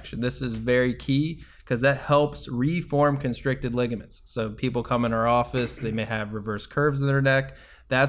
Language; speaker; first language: English; native; English